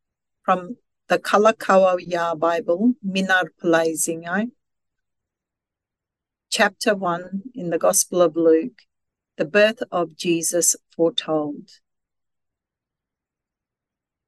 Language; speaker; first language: English; non-native, local second language; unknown